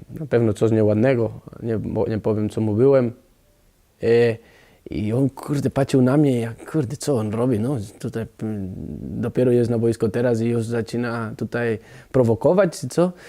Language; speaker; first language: Polish; non-native, learner; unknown